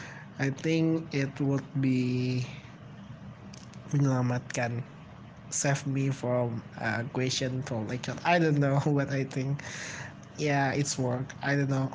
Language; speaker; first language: English; non-native, learner; Indonesian